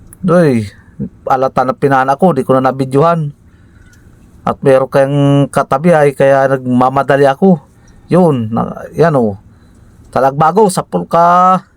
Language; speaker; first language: Filipino; non-native, local second language; Cebuano